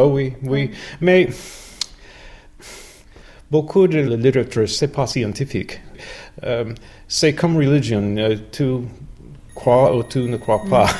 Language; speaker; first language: French; non-native, learner; English